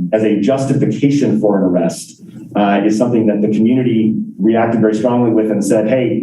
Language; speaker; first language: English; native; English